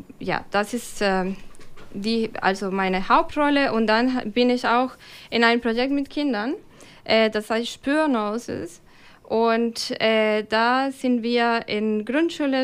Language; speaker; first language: German; non-native, fluent; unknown